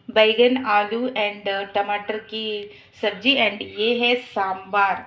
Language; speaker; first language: Hindi; non-native, local second language; Telugu